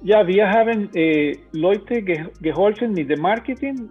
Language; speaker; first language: German; non-native, learner; Spanish